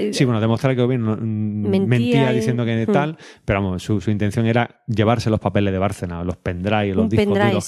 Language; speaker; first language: Spanish; native; Spanish